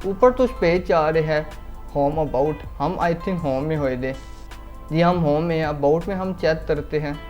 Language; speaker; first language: Urdu; non-native, local second language; Punjabi